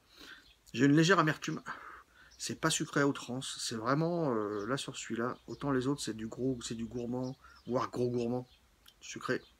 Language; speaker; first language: French; native; French